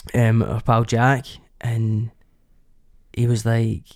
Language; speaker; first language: English; native; English